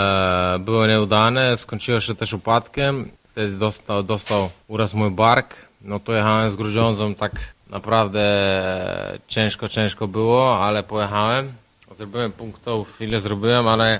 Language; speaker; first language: Polish; non-native, fluent; Slovenian